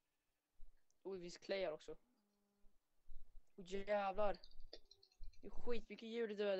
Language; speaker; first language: Swedish; native; Swedish